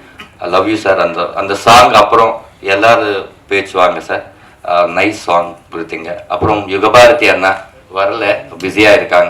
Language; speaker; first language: Tamil; non-native, learner; Telugu